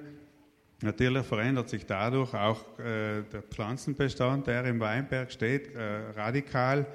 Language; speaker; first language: German; native; German